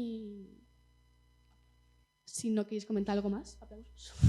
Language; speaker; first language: Spanish; native; Spanish